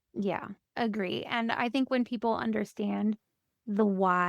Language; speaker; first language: English; native; English